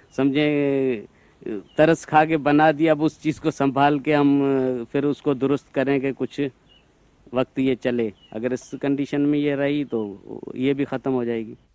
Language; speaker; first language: Urdu; non-native, local second language; Sindhi